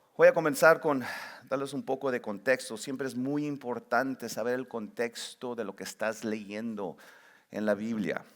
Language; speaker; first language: Spanish; early bilingual, heritage; Spanish